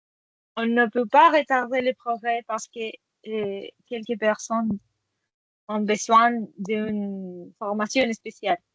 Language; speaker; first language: French; non-native, fluent; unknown